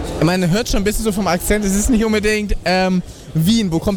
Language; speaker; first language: German; native; German